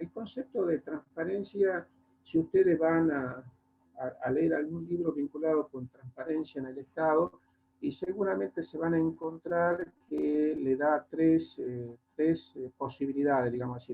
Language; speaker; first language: Spanish; native; Spanish